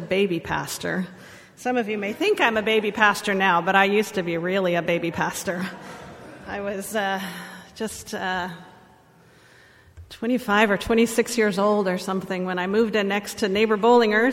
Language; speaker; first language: English; native; English